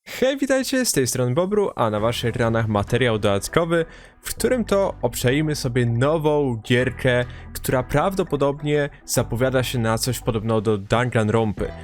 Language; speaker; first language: Polish; native; Polish